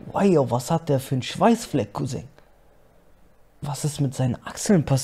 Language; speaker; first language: German; native; German